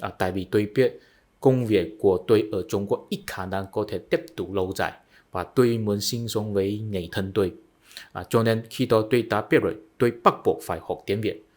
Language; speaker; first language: Vietnamese; non-native, fluent; Chinese